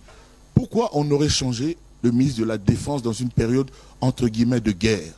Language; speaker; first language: French; non-native, local second language; Lingala